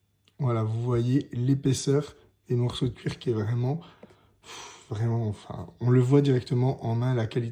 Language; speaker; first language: French; native; French